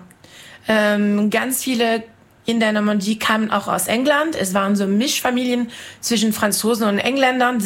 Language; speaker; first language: German; non-native, fluent; French